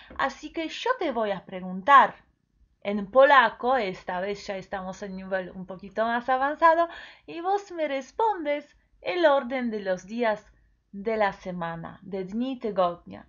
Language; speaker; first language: Spanish; non-native, fluent; Polish